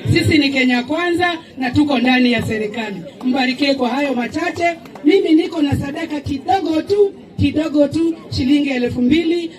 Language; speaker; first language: Swahili; non-native, local second language; Luyia